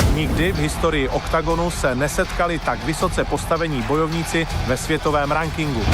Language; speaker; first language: Czech; native; Czech